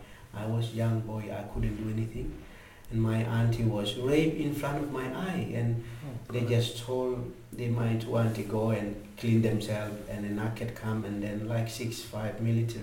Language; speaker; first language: English; non-native, learner; Indonesian